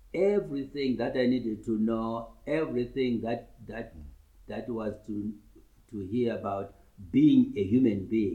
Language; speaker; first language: English; non-native, local second language; Shona